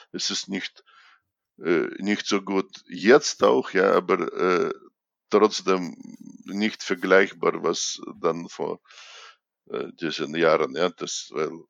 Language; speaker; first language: German; non-native, fluent; Russian